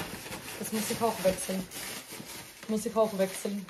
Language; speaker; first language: German; non-native, fluent; Russian